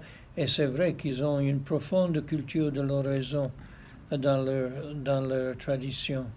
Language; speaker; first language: French; non-native, fluent; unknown